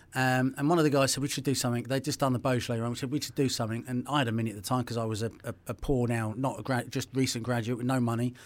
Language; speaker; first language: English; native; English